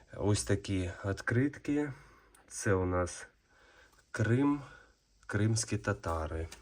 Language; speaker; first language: Ukrainian; non-native, local second language; Russian